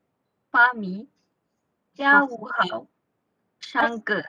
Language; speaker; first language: Chinese; non-native, learner; Malay